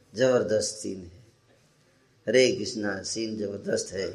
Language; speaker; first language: Hindi; native; Hindi